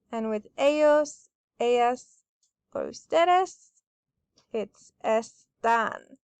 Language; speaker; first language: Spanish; non-native, fluent; English